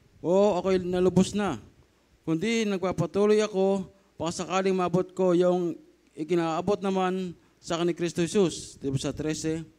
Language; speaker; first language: Filipino; native; Filipino